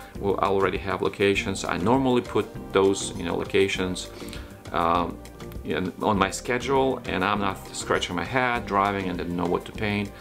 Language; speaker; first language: English; non-native, fluent; Ukrainian